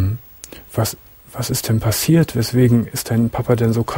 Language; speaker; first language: German; native; German